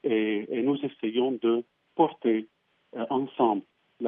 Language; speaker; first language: French; non-native, fluent; Arabic